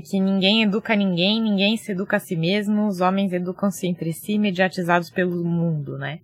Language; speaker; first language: Portuguese; native; Portuguese